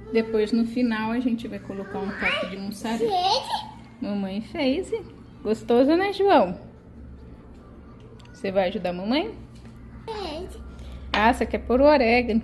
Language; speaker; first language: Portuguese; native; Portuguese